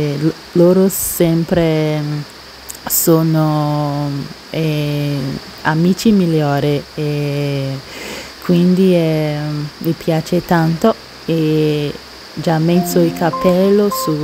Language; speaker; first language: Italian; non-native, learner; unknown